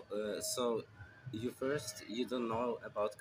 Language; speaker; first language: English; non-native, fluent; Russian